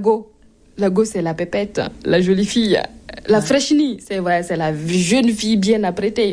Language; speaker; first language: French; non-native, local second language; Mossi